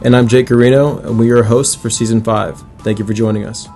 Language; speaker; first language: English; native; English